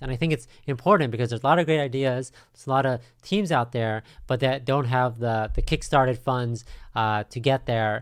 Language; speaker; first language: English; native; English